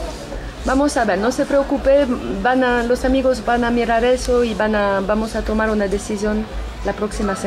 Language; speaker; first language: Spanish; non-native, fluent; French